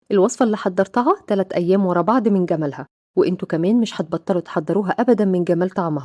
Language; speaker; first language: Arabic; native; Arabic